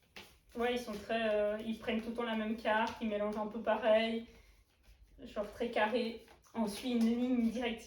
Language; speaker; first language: French; native; French